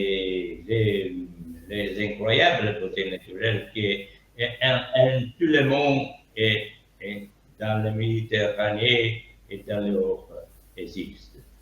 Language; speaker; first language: French; non-native, learner; Italian